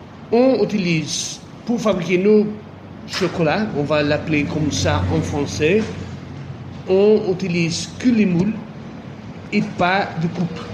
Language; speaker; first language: French; non-native, fluent; Portuguese